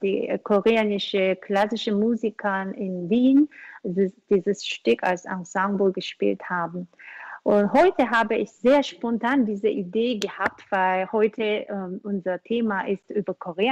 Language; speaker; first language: German; non-native, learner; Korean